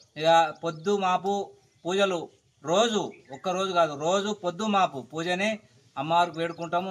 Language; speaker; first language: Telugu; non-native, local second language; Lambadi